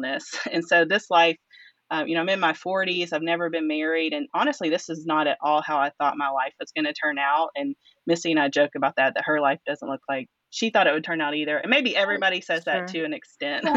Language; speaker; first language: English; native; English